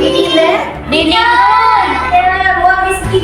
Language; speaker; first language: English; non-native, learner; Indonesian